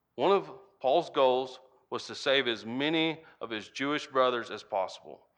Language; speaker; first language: English; native; English